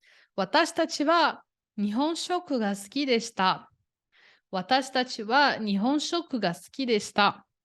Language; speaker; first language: Japanese; non-native, fluent; Portuguese